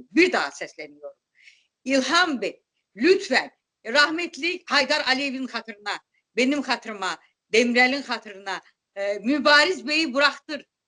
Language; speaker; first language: Turkish; non-native, fluent; Azerbaijani